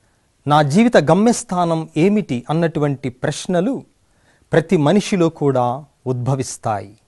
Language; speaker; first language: Telugu; native; Telugu